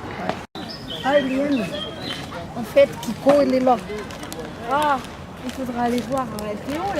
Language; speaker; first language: French; native; French